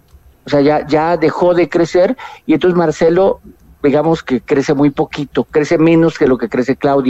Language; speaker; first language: Spanish; native; Spanish